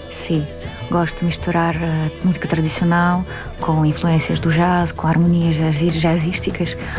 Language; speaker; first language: Portuguese; non-native, fluent; Russian